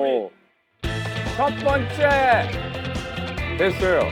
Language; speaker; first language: Korean; early bilingual, heritage; English